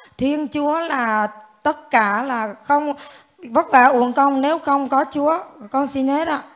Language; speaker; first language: Vietnamese; native; Vietnamese